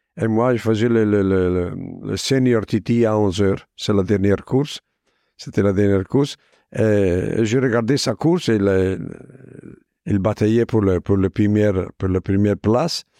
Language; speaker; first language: French; non-native, fluent; Italian